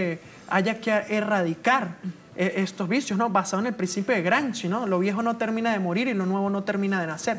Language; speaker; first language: Spanish; native; Spanish